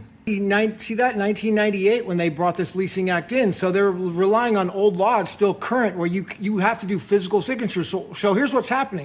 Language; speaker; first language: English; native; English